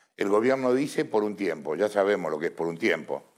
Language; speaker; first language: Spanish; native; Spanish